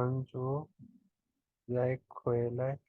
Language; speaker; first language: Chinese; non-native, learner; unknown